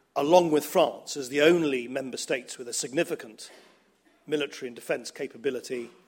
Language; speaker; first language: English; early bilingual, other home language; Dutch